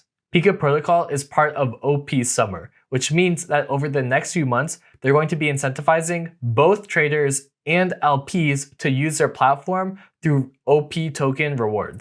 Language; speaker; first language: English; native; English